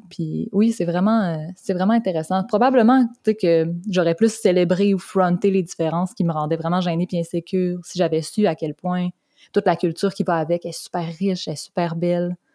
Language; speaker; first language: French; native; French